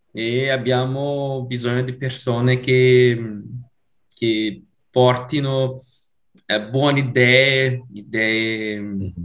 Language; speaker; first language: Italian; non-native, fluent; Portuguese